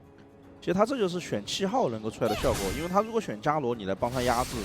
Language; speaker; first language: Chinese; native; Chinese